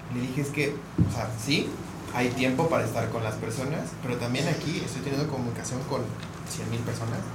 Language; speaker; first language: Spanish; native; Spanish